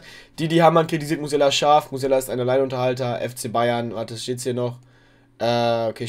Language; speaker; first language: German; native; German